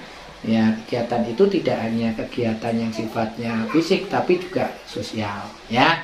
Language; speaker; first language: Indonesian; native; Indonesian